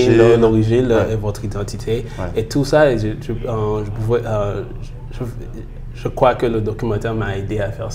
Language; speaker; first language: French; early bilingual, heritage; French